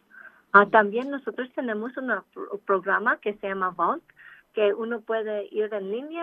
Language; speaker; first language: Spanish; non-native, local second language; English